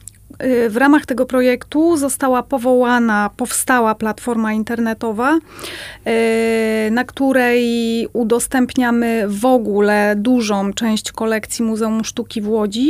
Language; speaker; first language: Polish; native; Polish